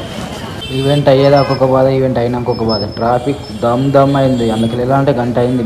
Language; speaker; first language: Telugu; native; Telugu